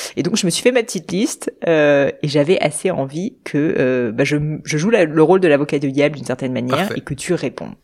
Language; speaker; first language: French; native; French